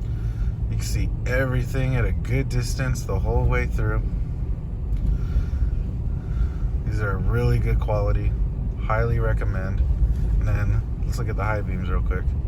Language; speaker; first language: English; native; English